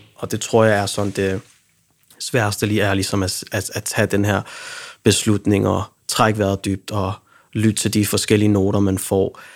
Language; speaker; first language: Danish; early bilingual, other home language; Arabic